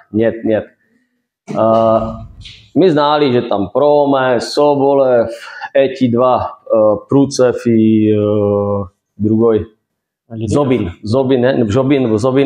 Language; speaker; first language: Russian; non-native, fluent; Czech